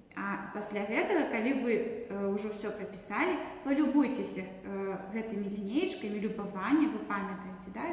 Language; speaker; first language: Belarusian; non-native, local second language; Russian